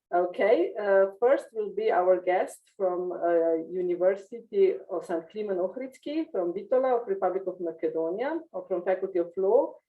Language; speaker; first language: English; non-native, fluent; Slovenian